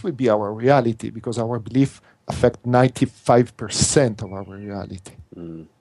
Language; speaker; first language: English; non-native, fluent; Italian